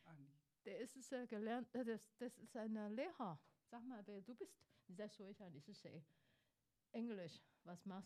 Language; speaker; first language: German; non-native, fluent; Chinese